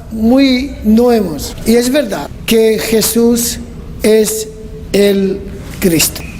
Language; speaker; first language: Spanish; non-native, learner; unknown